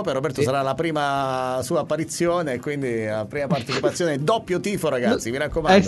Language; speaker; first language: Italian; native; Italian